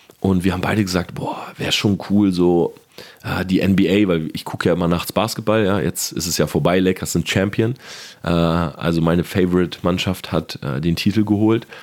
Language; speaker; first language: German; native; German